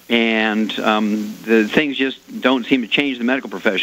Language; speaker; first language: English; native; English